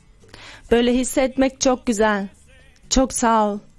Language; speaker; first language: Turkish; early bilingual, other home language; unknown